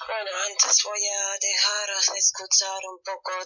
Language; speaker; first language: Spanish; non-native, fluent; German